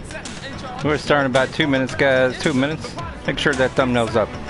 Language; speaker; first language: English; native; English